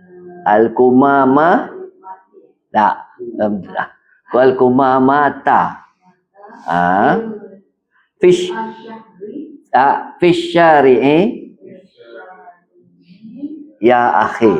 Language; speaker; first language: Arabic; non-native, fluent; Malay